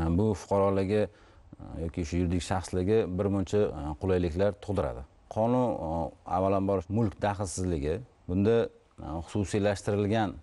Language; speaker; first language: Uzbek; native; Uzbek